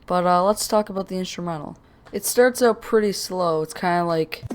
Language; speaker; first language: English; native; English